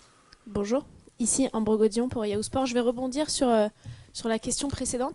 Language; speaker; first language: French; native; French